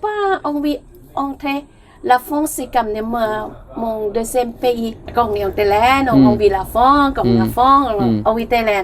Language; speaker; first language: French; non-native, learner; Thai